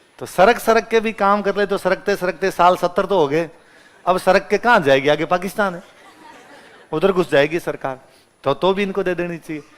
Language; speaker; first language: Hindi; native; Hindi